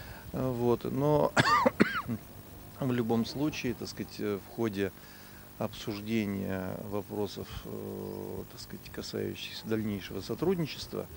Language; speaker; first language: Russian; native; Russian